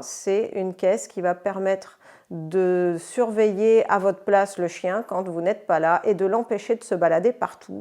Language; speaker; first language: French; native; French